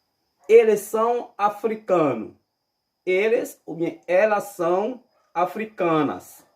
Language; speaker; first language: Portuguese; non-native, fluent; Haitian Creole